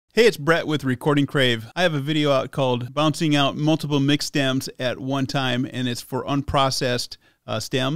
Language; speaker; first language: English; native; English